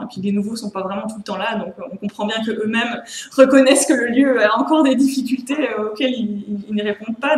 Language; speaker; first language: French; native; French